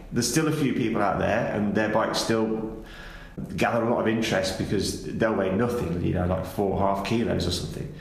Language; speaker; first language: English; native; English